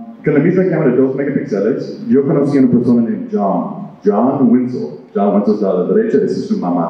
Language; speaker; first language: Spanish; non-native, fluent; English